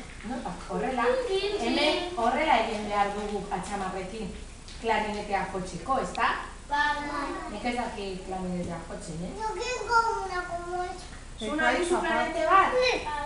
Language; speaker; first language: Basque; non-native, local second language; Spanish